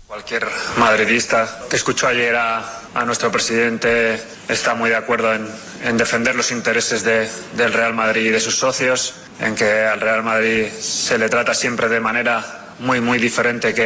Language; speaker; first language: Spanish; native; Spanish